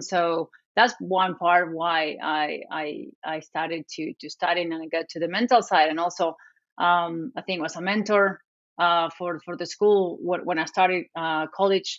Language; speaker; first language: English; non-native, fluent; Spanish